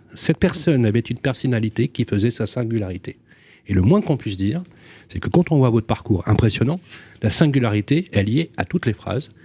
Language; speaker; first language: French; native; French